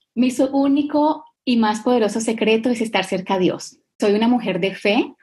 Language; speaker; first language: Spanish; native; Spanish